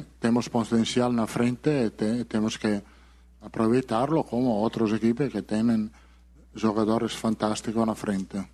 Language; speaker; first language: Portuguese; non-native, learner; Italian